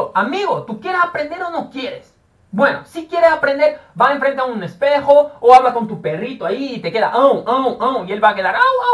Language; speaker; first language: Spanish; non-native, fluent; Portuguese